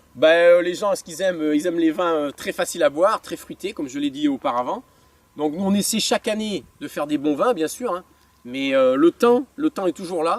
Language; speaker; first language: French; native; French